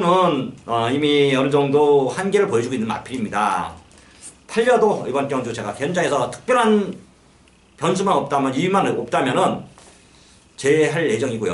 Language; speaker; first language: Korean; native; Korean